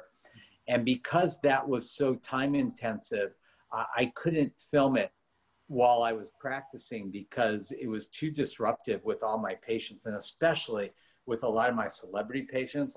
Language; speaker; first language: English; native; English